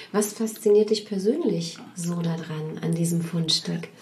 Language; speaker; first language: German; native; German